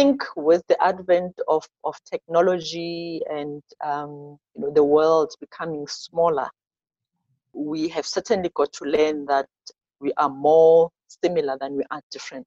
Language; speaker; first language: English; non-native, local second language; Zulu